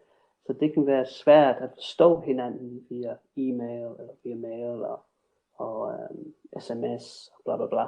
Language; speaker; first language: Danish; non-native, fluent; English